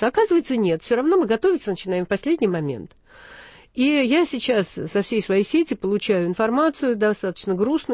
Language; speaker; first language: Russian; native; Russian